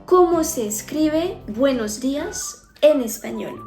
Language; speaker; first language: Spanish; non-native, fluent; French